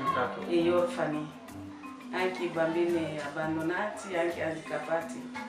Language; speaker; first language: Italian; non-native, learner; French